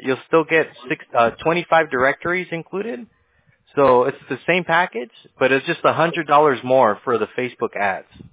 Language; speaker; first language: English; native; English